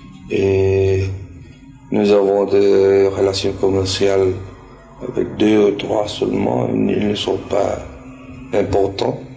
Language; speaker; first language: French; non-native, fluent; Spanish